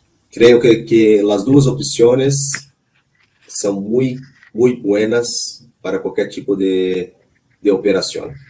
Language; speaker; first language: Spanish; non-native, learner; Portuguese